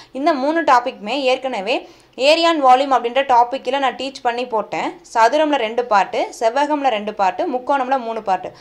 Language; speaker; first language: Tamil; native; Tamil